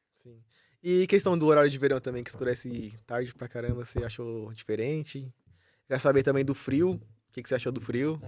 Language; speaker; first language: Portuguese; native; Portuguese